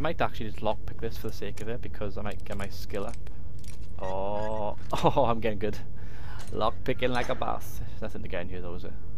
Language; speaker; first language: English; native; English